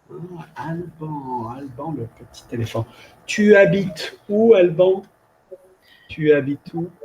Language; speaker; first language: French; non-native, fluent; English